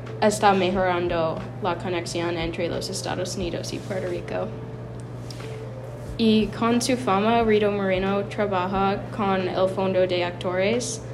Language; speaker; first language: Spanish; non-native, learner; English